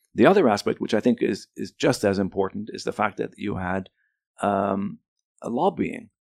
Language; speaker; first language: English; early bilingual, other home language; Arabic